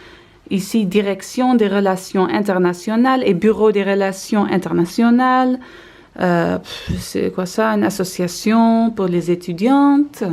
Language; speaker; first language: French; non-native, learner; Dutch